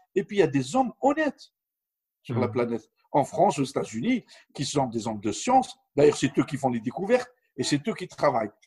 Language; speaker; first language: French; non-native, local second language; Arabic